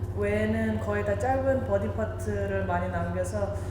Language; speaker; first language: Korean; early bilingual, heritage; Korean